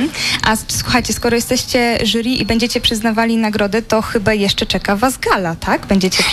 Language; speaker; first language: Polish; native; Polish